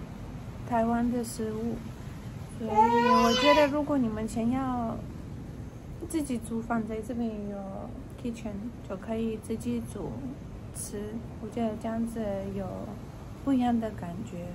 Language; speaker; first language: Chinese; non-native, fluent; Russian